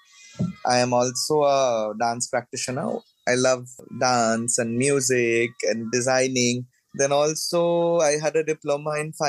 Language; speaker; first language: English; non-native, local second language; Bangla